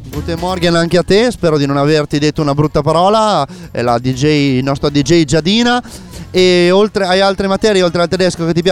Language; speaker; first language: Italian; native; Italian